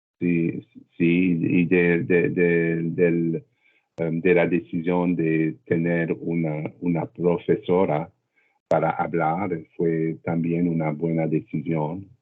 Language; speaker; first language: Spanish; non-native, learner; French